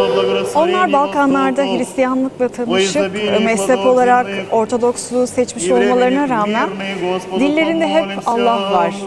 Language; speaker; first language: Turkish; native; Turkish